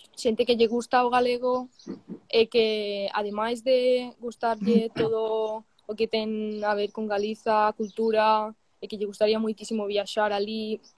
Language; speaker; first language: Galician; non-native, learner; Catalan